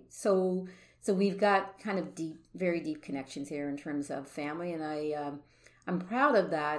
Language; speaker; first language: English; native; English